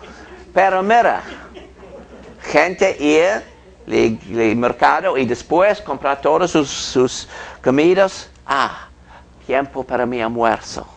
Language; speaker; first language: Spanish; non-native, fluent; English